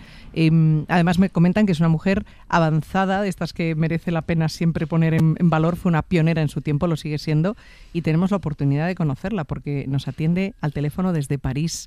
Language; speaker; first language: Spanish; native; Spanish